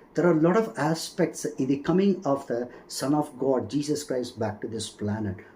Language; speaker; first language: English; non-native, local second language; Tamil